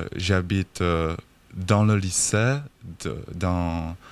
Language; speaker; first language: French; non-native, fluent; Czech